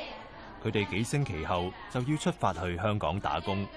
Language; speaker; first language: Cantonese; native; Cantonese